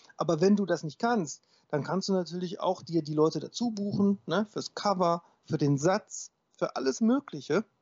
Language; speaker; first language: German; native; German